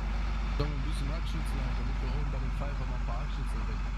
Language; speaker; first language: German; native; German